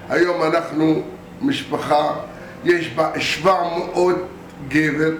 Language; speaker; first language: Hebrew; non-native, local second language; Arabic